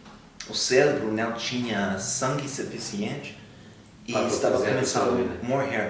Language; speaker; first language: Portuguese; non-native, fluent; English